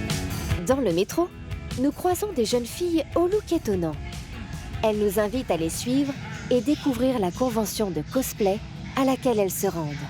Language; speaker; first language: French; native; French